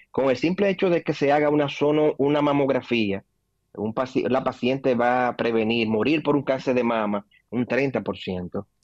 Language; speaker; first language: Spanish; native; Spanish